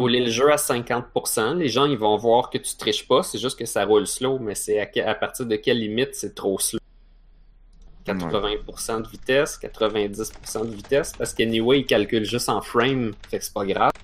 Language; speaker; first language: French; native; French